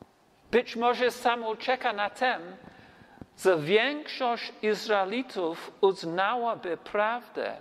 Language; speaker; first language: Polish; non-native, learner; English